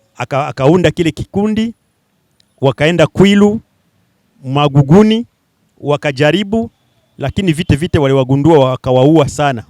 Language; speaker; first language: Swahili; non-native, local second language; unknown